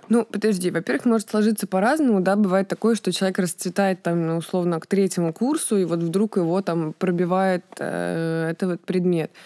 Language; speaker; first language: Russian; native; Russian